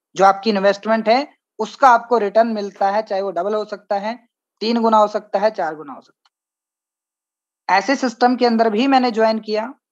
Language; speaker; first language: Hindi; native; Hindi